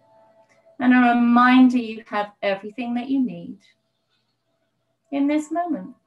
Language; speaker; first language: English; native; English